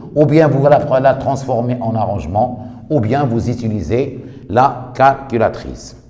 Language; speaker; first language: French; non-native, local second language; Arabic